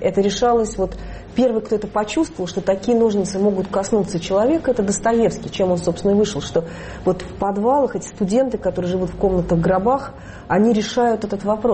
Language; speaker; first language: Russian; native; Russian